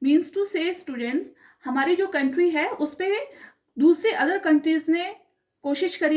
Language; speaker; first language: Hindi; native; Hindi